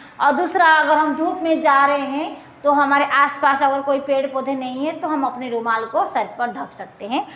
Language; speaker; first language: Hindi; non-native, local second language; Odia